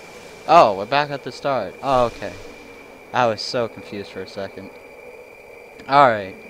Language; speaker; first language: English; native; English